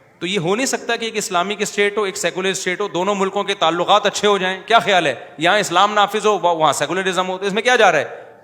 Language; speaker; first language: Urdu; native; Urdu